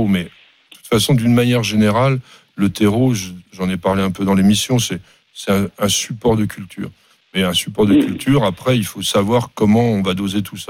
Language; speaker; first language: French; native; French